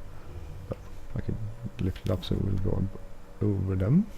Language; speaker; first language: English; non-native, fluent; Swedish